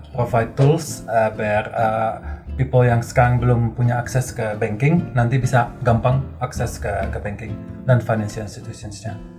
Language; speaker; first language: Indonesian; non-native, fluent; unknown